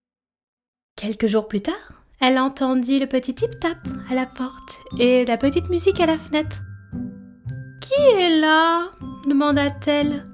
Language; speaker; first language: French; native; French